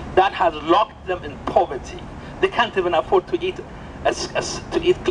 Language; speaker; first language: English; non-native, fluent; Amharic